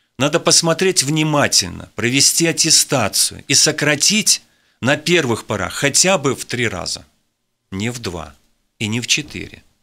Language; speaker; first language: Russian; native; Russian